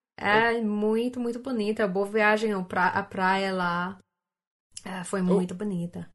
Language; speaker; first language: Portuguese; non-native, learner; English